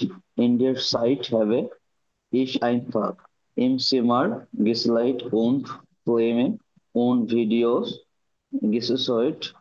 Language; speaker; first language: German; non-native, learner; Bangla